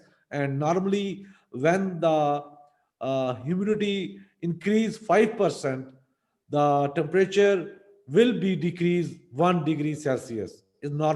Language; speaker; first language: English; non-native, local second language; Urdu